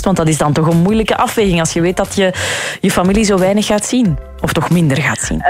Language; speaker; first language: Dutch; native; Dutch